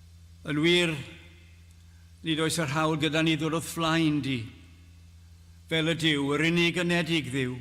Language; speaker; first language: Welsh; native; Welsh